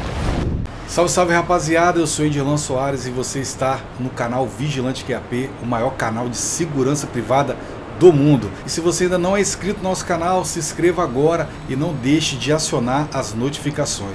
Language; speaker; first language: Portuguese; native; Portuguese